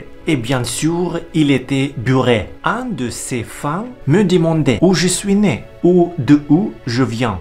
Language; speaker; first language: French; non-native, learner; Russian